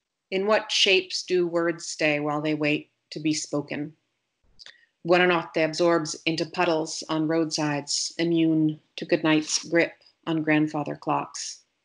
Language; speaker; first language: English; native; English